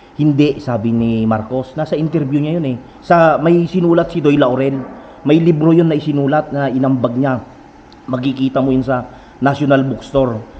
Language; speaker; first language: Filipino; native; Filipino